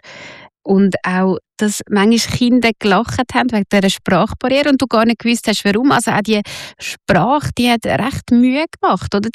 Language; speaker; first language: German; native; German